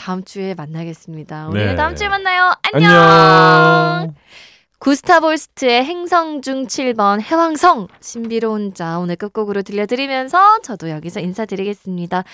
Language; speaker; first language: Korean; native; Korean